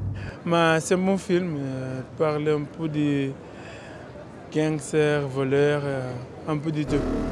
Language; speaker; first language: French; non-native, learner; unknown